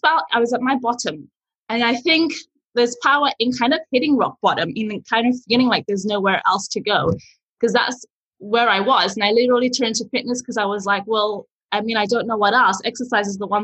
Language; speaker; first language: English; early bilingual, other home language; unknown